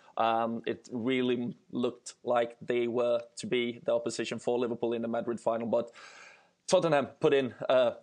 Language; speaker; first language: English; non-native, fluent; Swedish